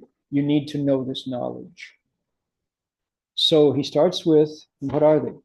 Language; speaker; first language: English; native; English